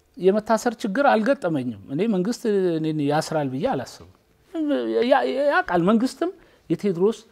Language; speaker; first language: Amharic; native; Amharic